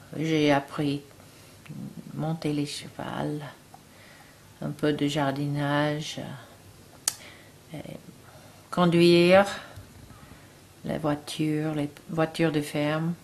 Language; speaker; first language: French; non-native, learner; English